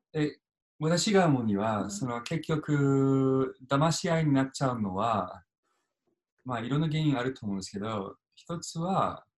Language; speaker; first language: Japanese; non-native, fluent; English